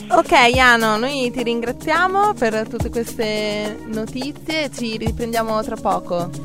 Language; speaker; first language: Italian; native; Italian